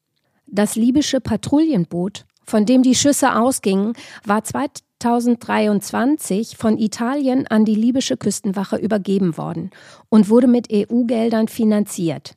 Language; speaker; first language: German; native; German